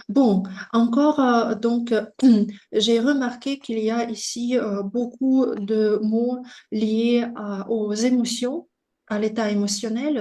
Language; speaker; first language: French; non-native, fluent; Russian